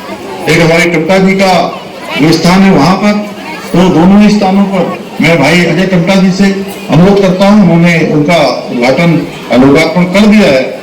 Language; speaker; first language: Hindi; native; Hindi